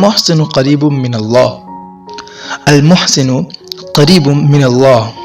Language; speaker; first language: Arabic; non-native, fluent; Urdu